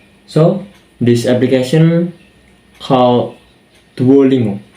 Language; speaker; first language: English; non-native, learner; Indonesian